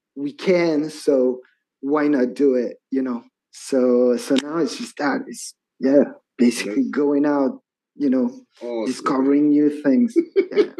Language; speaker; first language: English; non-native, fluent; French